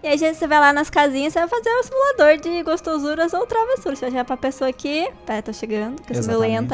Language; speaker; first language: Portuguese; native; Portuguese